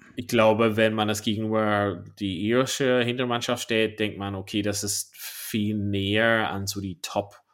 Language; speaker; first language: German; non-native, fluent; English